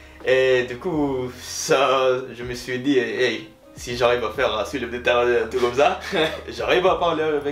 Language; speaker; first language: French; non-native, learner; Filipino